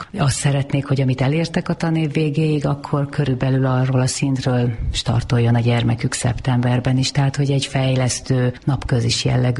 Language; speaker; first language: Hungarian; native; Hungarian